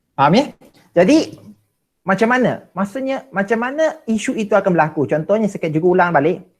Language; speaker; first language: Malay; non-native, local second language; Chinese